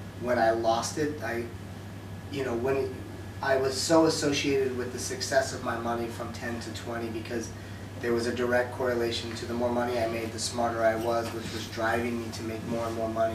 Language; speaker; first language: English; native; English